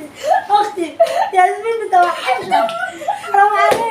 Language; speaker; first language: Arabic; native; Arabic